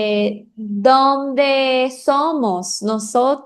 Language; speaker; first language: Spanish; non-native, fluent; Portuguese